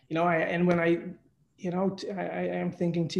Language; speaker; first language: English; non-native, fluent; Dutch